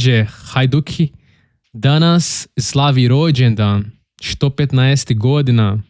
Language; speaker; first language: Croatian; non-native, learner; Portuguese